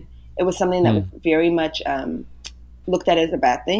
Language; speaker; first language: English; early bilingual, other home language; Yiddish